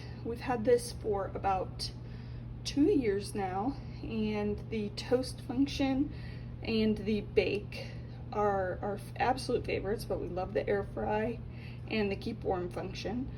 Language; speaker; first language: English; native; English